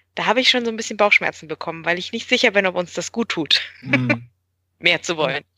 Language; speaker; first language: German; native; German